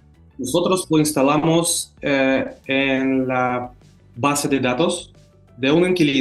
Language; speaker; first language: Spanish; non-native, fluent; Russian